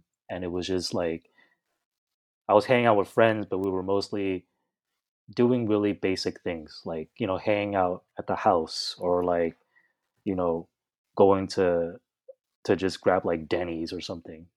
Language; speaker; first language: English; native; English